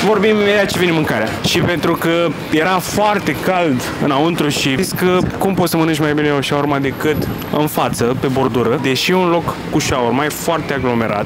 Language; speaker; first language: Romanian; native; Romanian